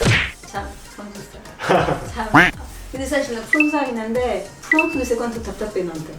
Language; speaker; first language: Korean; non-native, learner; French